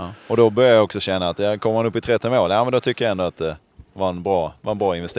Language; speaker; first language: Swedish; native; Swedish